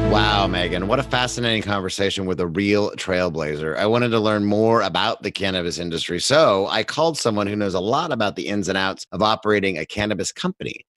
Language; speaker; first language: English; native; English